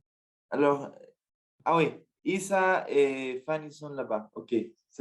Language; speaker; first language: French; non-native, learner; Spanish